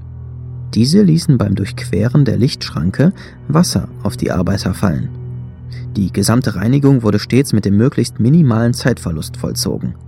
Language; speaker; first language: German; native; German